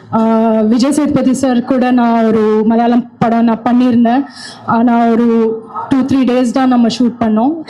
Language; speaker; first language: Tamil; non-native, fluent; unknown